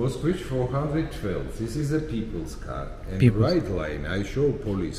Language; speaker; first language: English; non-native, learner; Georgian